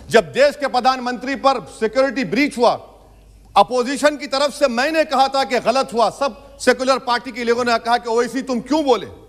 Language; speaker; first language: Hindi; non-native, local second language; Urdu